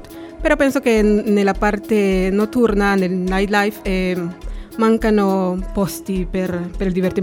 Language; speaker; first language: Italian; non-native, fluent; Spanish